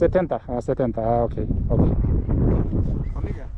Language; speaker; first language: Spanish; non-native, learner; Korean